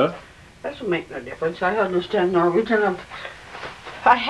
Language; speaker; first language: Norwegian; early bilingual, heritage; English